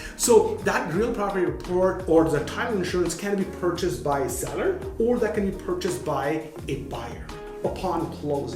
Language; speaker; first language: English; non-native, fluent; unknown